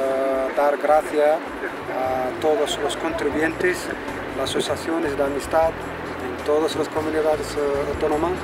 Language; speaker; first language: Spanish; non-native, fluent; Arabic